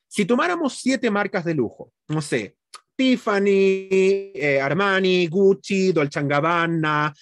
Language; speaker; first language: Spanish; native; Spanish